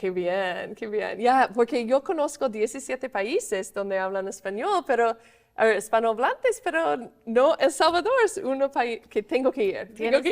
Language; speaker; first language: Spanish; non-native, fluent; English